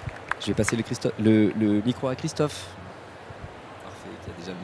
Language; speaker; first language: French; native; French